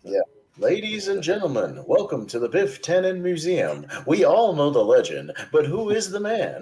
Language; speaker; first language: English; native; English